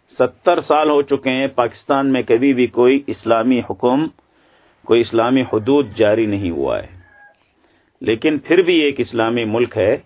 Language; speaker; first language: Urdu; non-native, local second language; Pashto